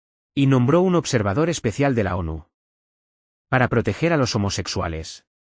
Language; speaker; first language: Spanish; non-native, fluent; Arabic